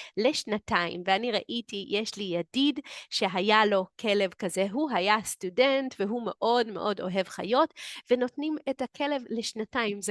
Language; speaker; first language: Hebrew; native; Hebrew